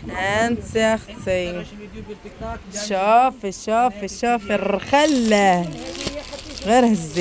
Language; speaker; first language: Arabic; native; Arabic